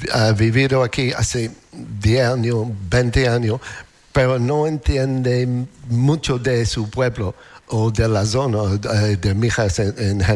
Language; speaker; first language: Spanish; non-native, learner; English